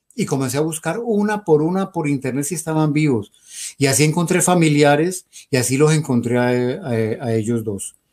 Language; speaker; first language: Spanish; native; Spanish